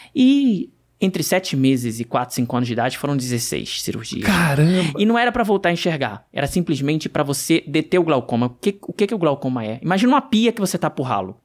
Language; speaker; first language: Portuguese; native; Portuguese